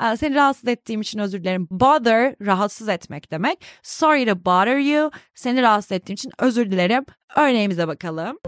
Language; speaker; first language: Turkish; native; Turkish